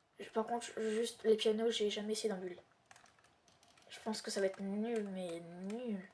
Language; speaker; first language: French; native; French